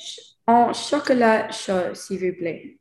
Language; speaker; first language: French; non-native, learner; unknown